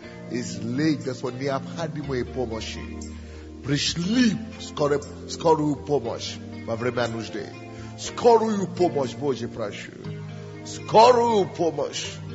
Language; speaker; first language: Russian; non-native, fluent; Yoruba